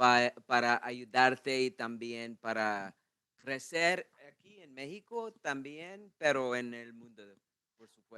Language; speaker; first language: Spanish; non-native, learner; English